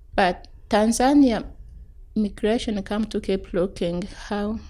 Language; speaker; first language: English; non-native, local second language; Rundi